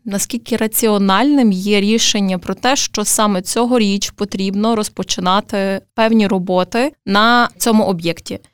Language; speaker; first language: Ukrainian; native; Ukrainian